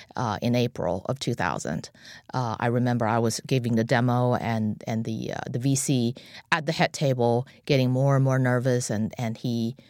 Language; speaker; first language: English; non-native, fluent; Chinese